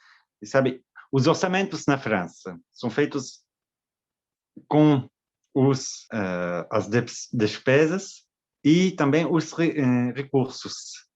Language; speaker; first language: Portuguese; non-native, fluent; French